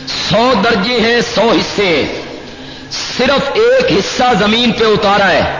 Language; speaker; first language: Urdu; non-native, local second language; Punjabi